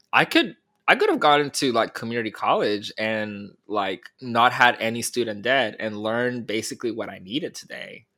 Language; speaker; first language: English; early bilingual, other home language; Spanish